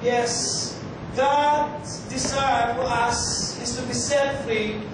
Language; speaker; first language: English; non-native, local second language; Filipino